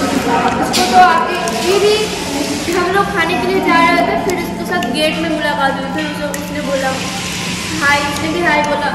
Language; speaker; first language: Hindi; non-native, local second language; Bangla